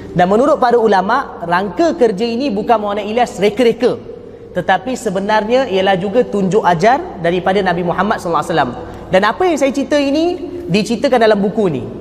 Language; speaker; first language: Malay; native; Malay